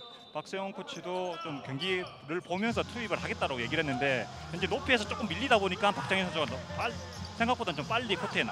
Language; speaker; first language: Korean; native; Korean